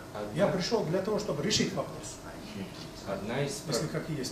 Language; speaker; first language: Russian; non-native, local second language; Kyrgyz